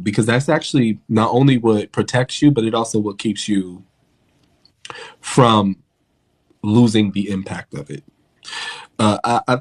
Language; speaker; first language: English; native; English